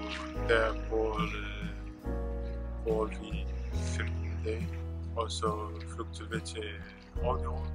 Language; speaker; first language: Danish; non-native, learner; Arabic